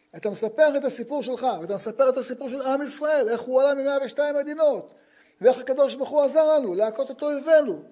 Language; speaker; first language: Hebrew; native; Hebrew